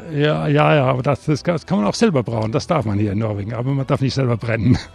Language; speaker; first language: German; native; German